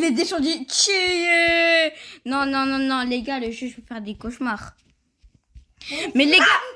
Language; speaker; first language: French; native; French